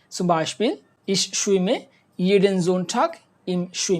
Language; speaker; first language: German; non-native, fluent; Bangla